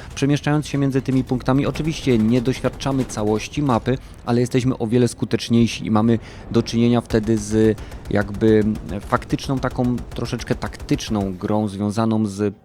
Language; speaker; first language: Polish; native; Polish